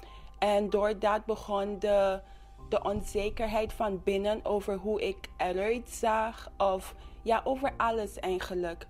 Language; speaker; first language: Dutch; non-native, local second language; English